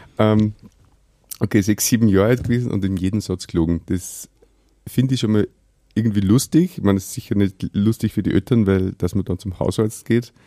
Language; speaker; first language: German; native; German